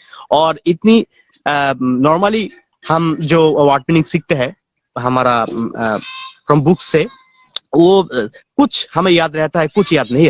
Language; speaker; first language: Hindi; non-native, learner; Bangla